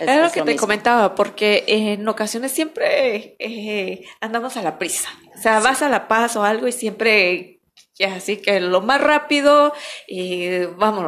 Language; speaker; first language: Spanish; native; Spanish